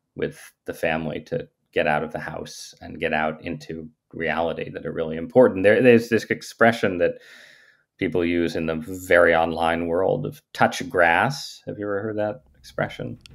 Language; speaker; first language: English; native; English